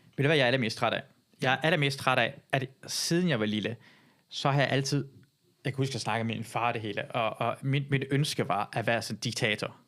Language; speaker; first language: Danish; early bilingual, other home language; Persian